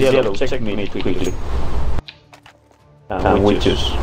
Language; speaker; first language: English; non-native, learner; Spanish